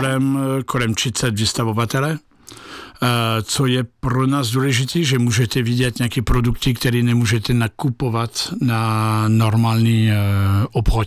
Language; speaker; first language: Czech; non-native, fluent; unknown